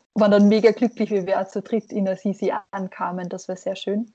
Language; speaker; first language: German; native; German